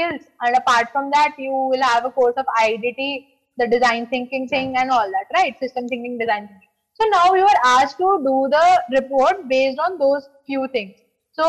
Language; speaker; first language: English; non-native, local second language; Hindi